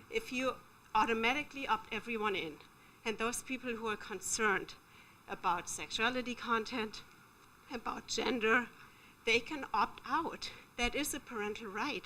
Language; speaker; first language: English; non-native, fluent; German